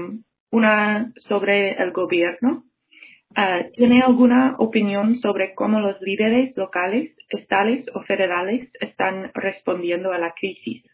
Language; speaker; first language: Spanish; non-native, fluent; English